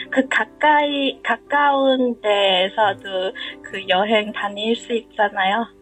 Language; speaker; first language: Korean; non-native, learner; Chinese